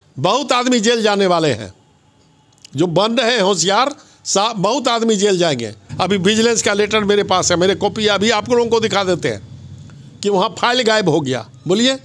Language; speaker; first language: Hindi; native; Hindi